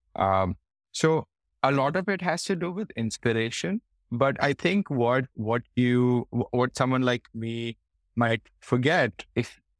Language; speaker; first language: English; non-native, local second language; Hindi